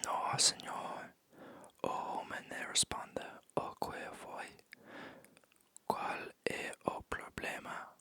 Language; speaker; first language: Portuguese; non-native, learner; English